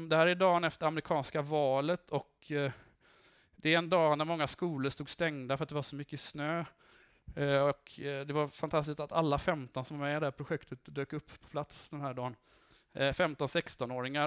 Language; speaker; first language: Swedish; native; Swedish